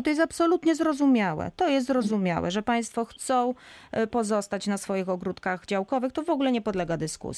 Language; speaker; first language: Polish; native; Polish